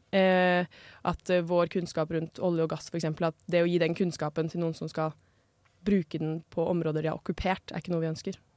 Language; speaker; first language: Norwegian; native; Norwegian